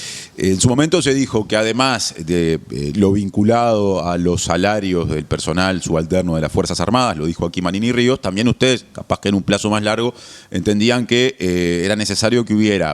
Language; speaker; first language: Spanish; native; Spanish